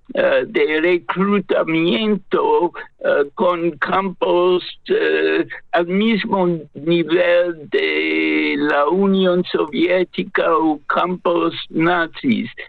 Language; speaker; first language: Spanish; non-native, fluent; English